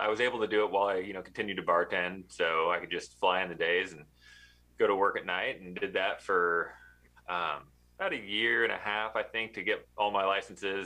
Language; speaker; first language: English; native; English